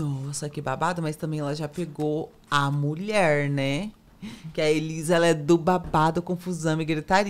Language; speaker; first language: Portuguese; native; Portuguese